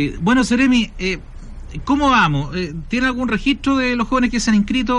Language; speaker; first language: Spanish; native; Spanish